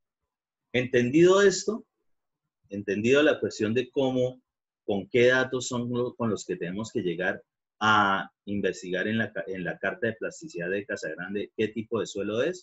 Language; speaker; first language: Spanish; native; Spanish